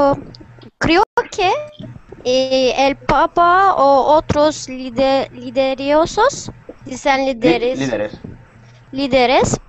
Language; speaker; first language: Spanish; non-native, learner; Turkish